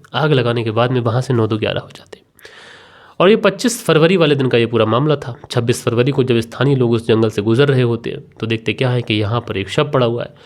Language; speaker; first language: Hindi; native; Hindi